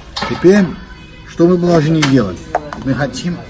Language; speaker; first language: Russian; non-native, fluent; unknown